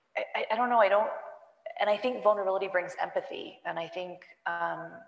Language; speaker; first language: English; native; English